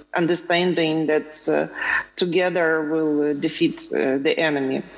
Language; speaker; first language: English; non-native, fluent; Ukrainian